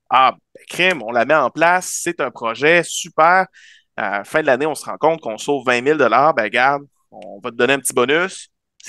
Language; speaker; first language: French; native; French